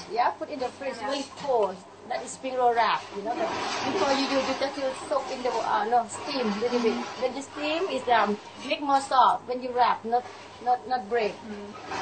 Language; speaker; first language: English; non-native, learner; Thai